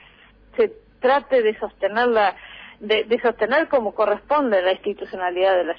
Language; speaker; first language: Spanish; native; Spanish